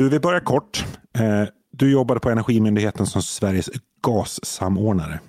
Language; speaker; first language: Swedish; native; Swedish